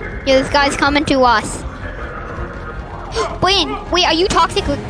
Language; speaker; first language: English; native; English